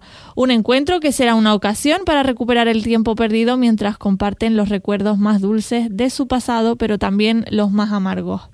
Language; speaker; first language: Spanish; native; Spanish